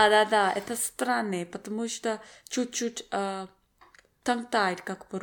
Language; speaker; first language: Russian; non-native, learner; English